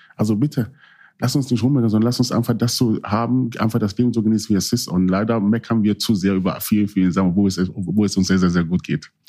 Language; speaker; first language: German; early bilingual, other home language; Akan